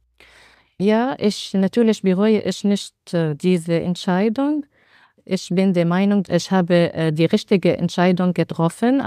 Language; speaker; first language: German; non-native, learner; Arabic